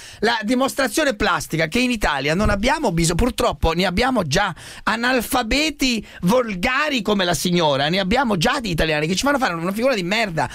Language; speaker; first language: Italian; native; Italian